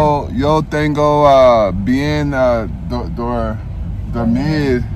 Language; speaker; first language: Spanish; non-native, learner; English